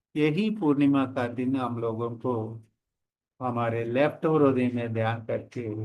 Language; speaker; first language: Hindi; non-native, local second language; Telugu